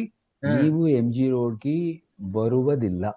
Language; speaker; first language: Kannada; non-native, learner; Tamil